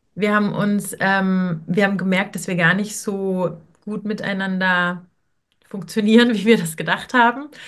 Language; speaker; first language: German; native; German